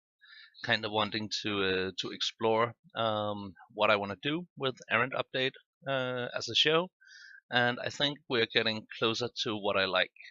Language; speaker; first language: English; non-native, fluent; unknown